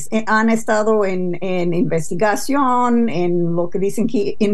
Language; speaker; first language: Spanish; non-native, fluent; English